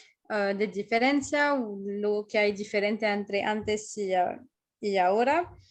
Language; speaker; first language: Spanish; non-native, fluent; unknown